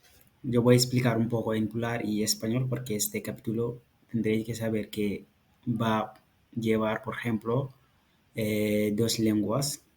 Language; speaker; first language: Spanish; non-native, fluent; Fula